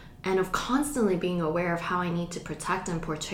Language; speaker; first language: English; non-native, local second language; Cantonese